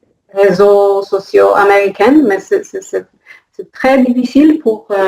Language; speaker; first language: French; non-native, learner; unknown